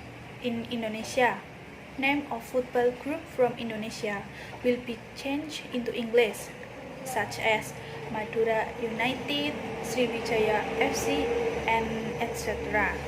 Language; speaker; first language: English; non-native, learner; Indonesian